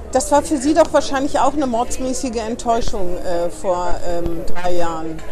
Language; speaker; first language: German; native; German